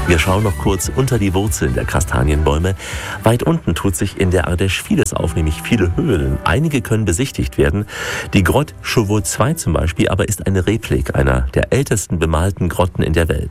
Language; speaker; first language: German; native; German